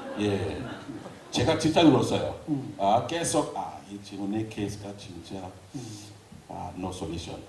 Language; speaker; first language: Korean; non-native, learner; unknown